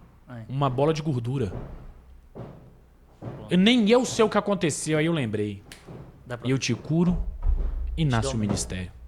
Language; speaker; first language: Portuguese; native; Portuguese